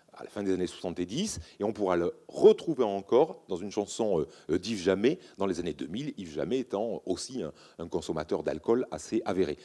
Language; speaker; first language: French; native; French